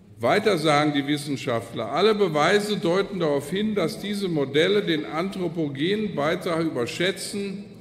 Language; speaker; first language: German; native; German